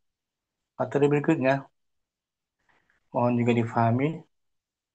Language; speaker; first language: Indonesian; native; Indonesian